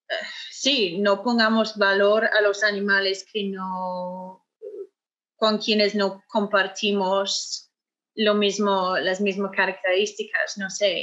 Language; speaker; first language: Spanish; non-native, fluent; English